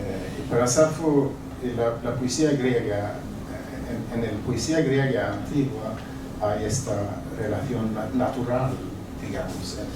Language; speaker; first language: Spanish; non-native, fluent; Swedish